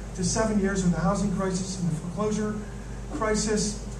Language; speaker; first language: English; native; English